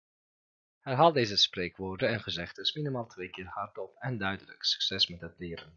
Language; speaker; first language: Dutch; non-native, fluent; Turkish